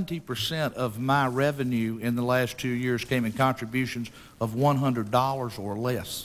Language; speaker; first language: English; native; English